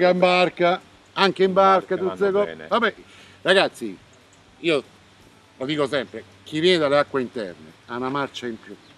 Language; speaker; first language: Italian; native; Italian